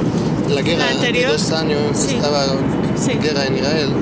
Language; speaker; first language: Spanish; early bilingual, heritage; Hebrew